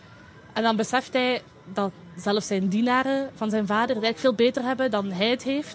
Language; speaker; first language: Dutch; native; Dutch